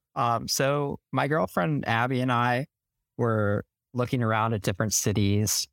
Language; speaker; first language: English; native; English